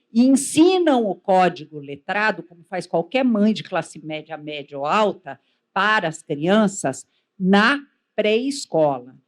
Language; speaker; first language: Portuguese; native; Portuguese